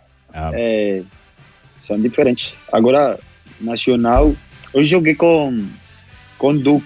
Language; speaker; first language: Portuguese; non-native, local second language; Spanish